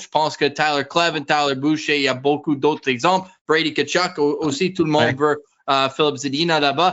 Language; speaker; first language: French; non-native, learner; English